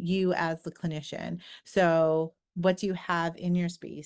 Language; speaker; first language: English; native; English